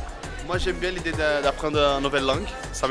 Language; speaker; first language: French; non-native, fluent; Portuguese